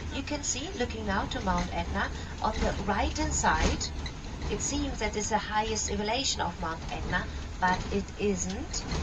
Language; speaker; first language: English; non-native, fluent; Italian